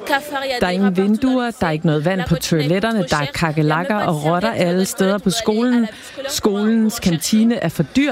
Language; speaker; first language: Danish; native; Danish